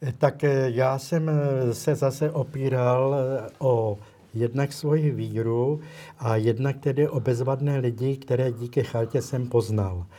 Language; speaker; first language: Czech; native; Czech